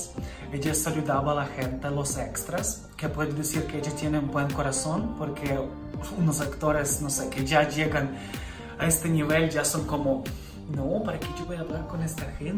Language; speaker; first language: Spanish; non-native, fluent; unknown